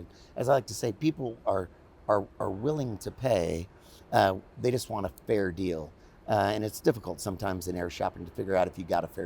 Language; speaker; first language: English; native; English